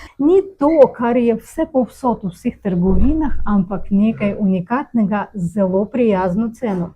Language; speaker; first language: Slovenian; non-native, learner; Russian